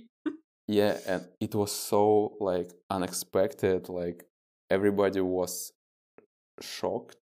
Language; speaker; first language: English; non-native, fluent; Russian